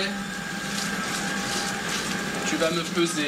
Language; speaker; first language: French; native; French